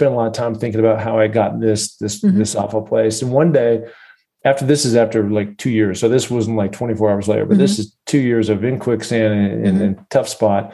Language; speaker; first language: English; native; English